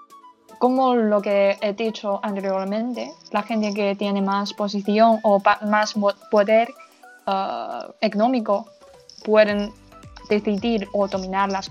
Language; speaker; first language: Spanish; non-native, learner; Chinese